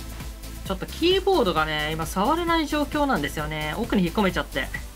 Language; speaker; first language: Japanese; native; Japanese